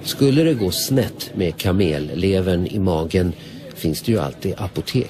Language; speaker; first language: Swedish; native; Swedish